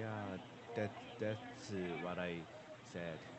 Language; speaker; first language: English; non-native, learner; Korean